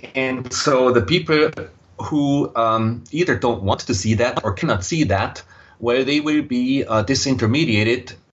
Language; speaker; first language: English; non-native, fluent; German